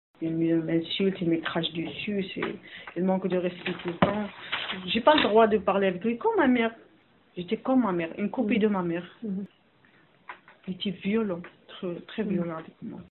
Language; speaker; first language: French; non-native, learner; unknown